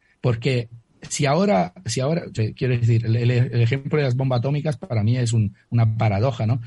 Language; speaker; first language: Spanish; non-native, fluent; Italian